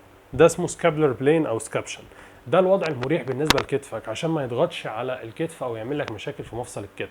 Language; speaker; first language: Arabic; native; Arabic